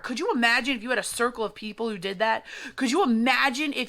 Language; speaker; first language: English; native; English